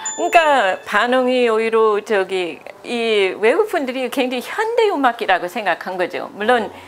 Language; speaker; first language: Korean; non-native, fluent; English